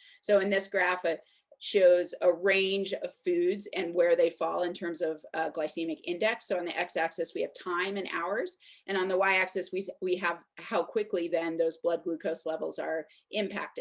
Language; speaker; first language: English; native; English